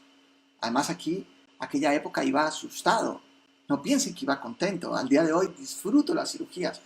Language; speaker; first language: Spanish; native; Spanish